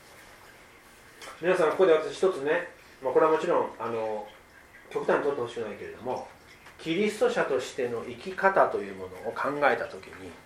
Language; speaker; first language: Japanese; native; Japanese